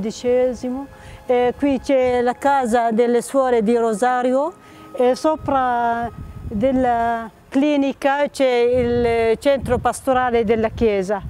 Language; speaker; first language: Italian; non-native, fluent; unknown